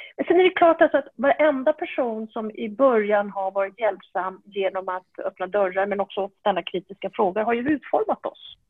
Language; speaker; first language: Swedish; early bilingual, other home language; Kurdish